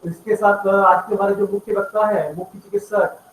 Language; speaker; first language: Hindi; non-native, local second language; Gujarati